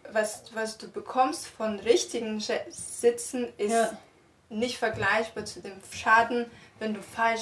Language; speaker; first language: German; non-native, fluent; Russian